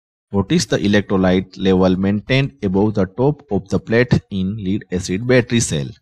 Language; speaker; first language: English; non-native, local second language; Gujarati